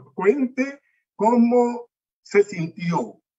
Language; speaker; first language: Spanish; native; Spanish